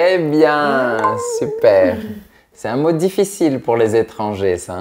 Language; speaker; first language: French; native; French